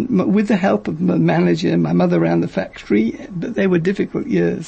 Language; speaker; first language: English; native; English